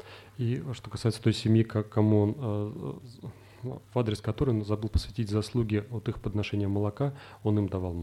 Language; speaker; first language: Russian; native; Russian